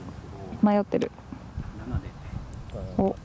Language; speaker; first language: Japanese; native; Japanese